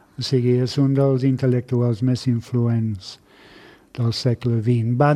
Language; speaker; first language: Catalan; non-native, fluent; English